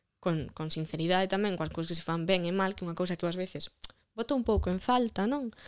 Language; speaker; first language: Galician; native; Galician